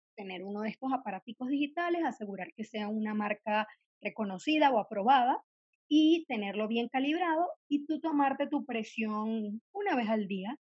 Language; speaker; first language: Spanish; native; Spanish